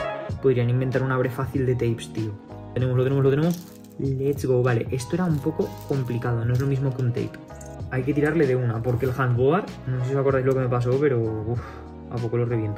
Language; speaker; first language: Spanish; native; Spanish